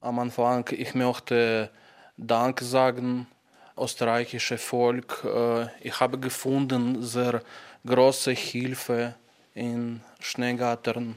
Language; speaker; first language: German; non-native, learner; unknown